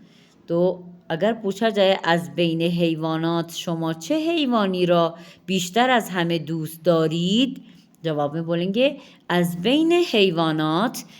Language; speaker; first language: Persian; non-native, fluent; Urdu